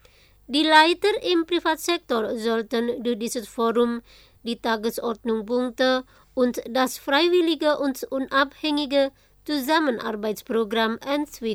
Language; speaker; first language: German; non-native, fluent; Indonesian